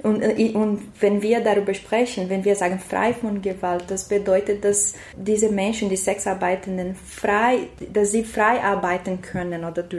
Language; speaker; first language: German; non-native, learner; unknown